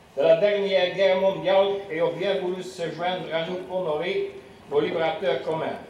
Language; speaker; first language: French; non-native, local second language; Luxembourgish